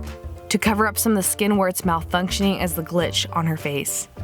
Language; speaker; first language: English; native; English